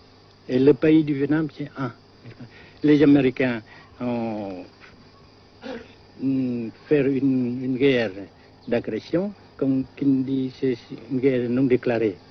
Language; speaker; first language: French; non-native, fluent; Vietnamese